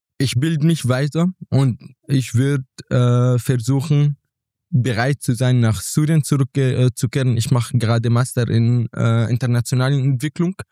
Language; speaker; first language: German; non-native, fluent; Arabic